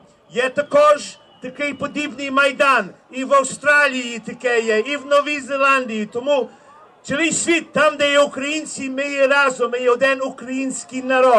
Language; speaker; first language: Ukrainian; early bilingual, heritage; Ukrainian